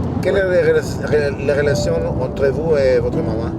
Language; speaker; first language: French; non-native, learner; Hebrew